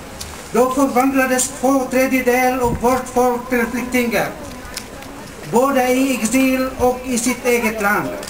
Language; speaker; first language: Swedish; non-native, fluent; Arabic